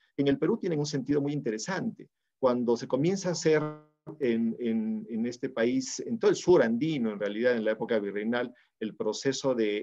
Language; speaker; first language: Spanish; native; Spanish